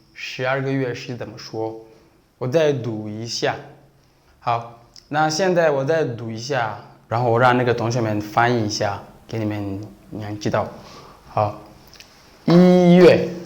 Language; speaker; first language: Chinese; non-native, fluent; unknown